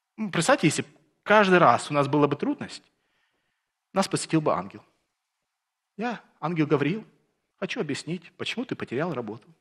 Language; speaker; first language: Russian; early bilingual, heritage; Russian